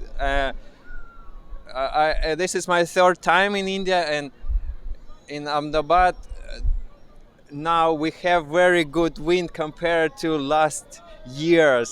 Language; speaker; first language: English; non-native, learner; Ukrainian